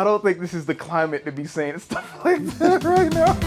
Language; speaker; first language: English; native; English